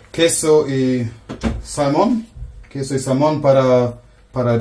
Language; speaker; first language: Spanish; non-native, learner; German